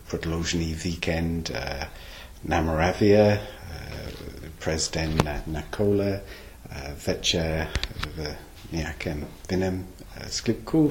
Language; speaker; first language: Czech; non-native, learner; English